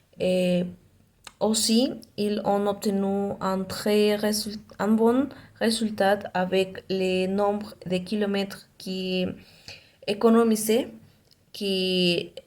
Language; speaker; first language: French; non-native, learner; Spanish